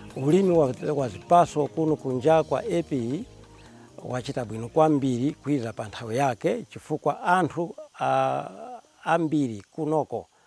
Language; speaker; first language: Nyanja; non-native, local second language; Tumbuka